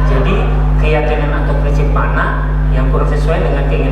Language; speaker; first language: Indonesian; native; Indonesian